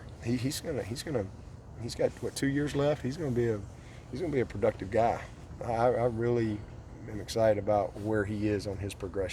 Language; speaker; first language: English; native; English